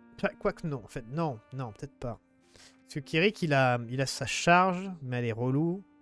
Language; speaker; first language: French; native; French